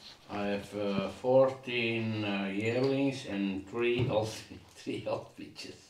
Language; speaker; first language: English; non-native, learner; Dutch